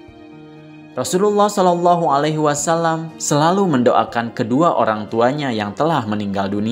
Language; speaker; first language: Indonesian; native; Indonesian